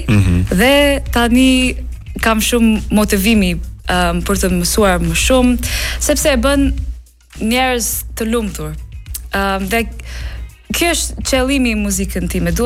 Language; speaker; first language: Albanian; non-native, learner; English